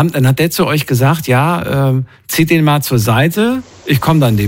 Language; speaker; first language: German; native; German